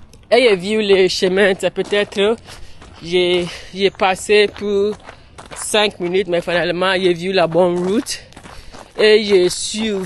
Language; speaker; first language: French; non-native, learner; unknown